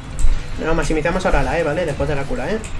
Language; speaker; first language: Spanish; native; Spanish